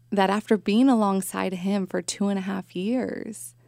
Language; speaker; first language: English; native; English